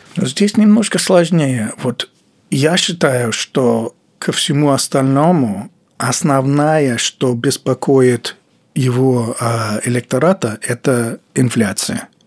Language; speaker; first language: Russian; non-native, fluent; English